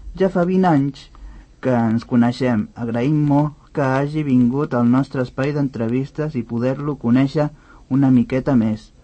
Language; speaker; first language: Catalan; native; Catalan